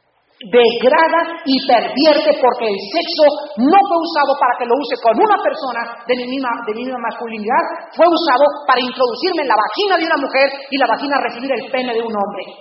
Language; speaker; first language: Spanish; native; Spanish